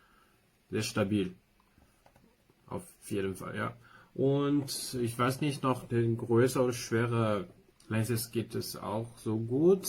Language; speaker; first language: German; non-native, learner; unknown